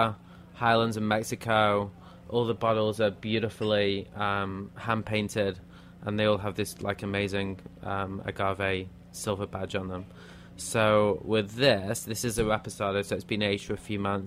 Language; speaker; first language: English; native; English